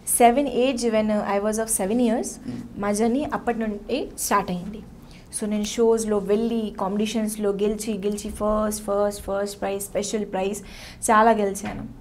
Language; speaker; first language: Telugu; non-native, learner; Hindi